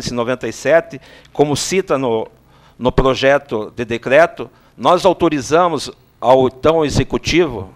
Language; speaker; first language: Portuguese; native; Portuguese